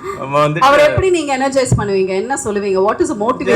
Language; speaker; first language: Tamil; native; Tamil